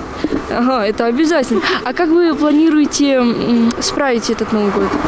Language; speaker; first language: Russian; native; Russian